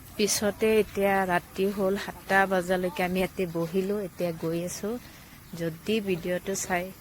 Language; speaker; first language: Assamese; non-native, local second language; Bangla